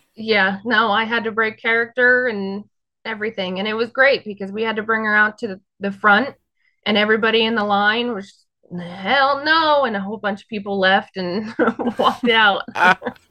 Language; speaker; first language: English; native; English